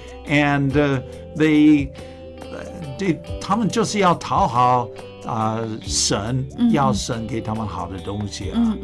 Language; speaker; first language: Chinese; non-native, fluent; English